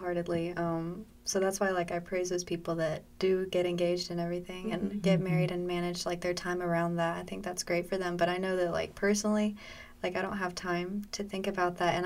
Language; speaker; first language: English; native; English